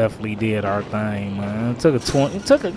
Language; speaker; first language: English; native; English